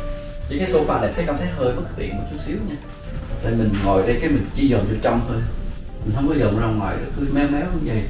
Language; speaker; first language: Vietnamese; native; Vietnamese